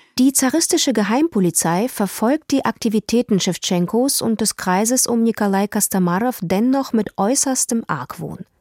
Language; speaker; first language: German; native; German